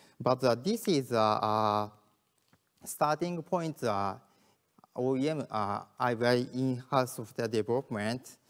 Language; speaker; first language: English; non-native, learner; Japanese